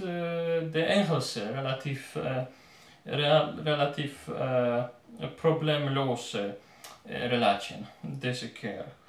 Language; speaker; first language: Dutch; non-native, learner; Polish